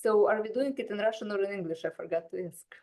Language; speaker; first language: English; non-native, fluent; Russian